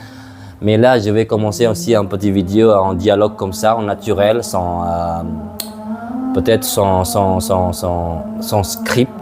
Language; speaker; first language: French; non-native, fluent; Madurese